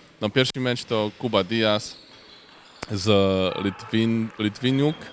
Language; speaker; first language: Polish; non-native, fluent; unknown